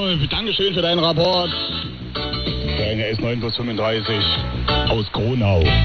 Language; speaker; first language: German; native; German